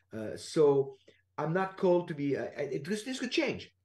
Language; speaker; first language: English; non-native, fluent; French